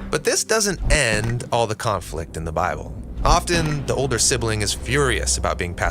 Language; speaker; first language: English; native; English